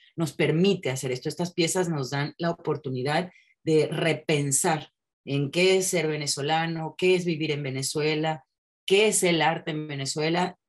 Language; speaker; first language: Spanish; native; Spanish